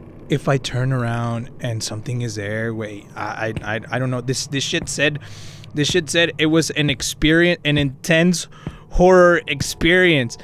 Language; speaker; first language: English; early bilingual, other home language; Spanish